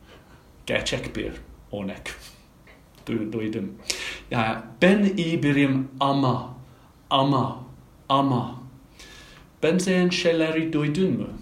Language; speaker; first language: Turkish; non-native, fluent; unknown